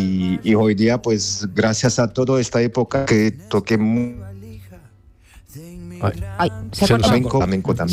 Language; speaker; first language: Spanish; non-native, fluent; Armenian